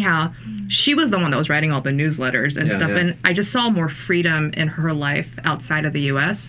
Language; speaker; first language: English; native; English